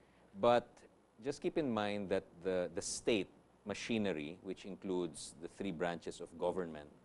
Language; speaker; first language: English; non-native, local second language; Filipino